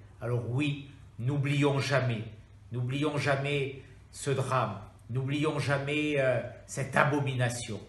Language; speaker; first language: French; native; French